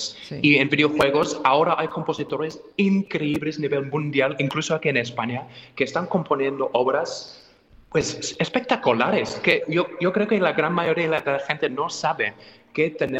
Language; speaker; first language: Spanish; non-native, fluent; English